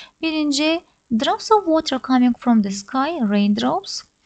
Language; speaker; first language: English; non-native, fluent; Azerbaijani